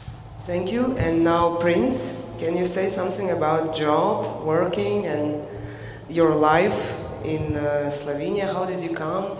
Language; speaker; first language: English; non-native, fluent; Slovenian